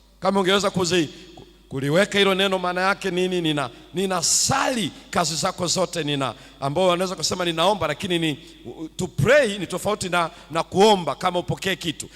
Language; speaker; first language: Swahili; native; Swahili